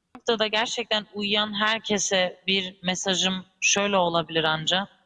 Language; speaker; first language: Turkish; early bilingual, heritage; Turkish